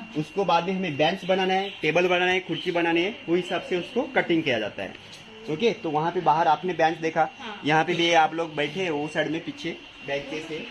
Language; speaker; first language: Hindi; non-native, local second language; Marathi